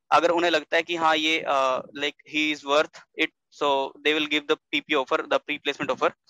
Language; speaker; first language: Hindi; native; Hindi